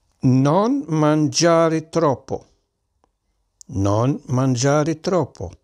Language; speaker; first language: Italian; non-native, learner; Arabic